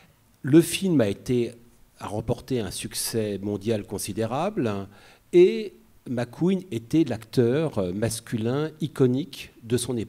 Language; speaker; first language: French; native; French